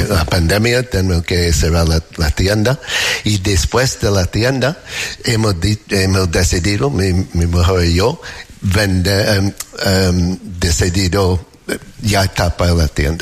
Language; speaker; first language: Spanish; non-native, learner; English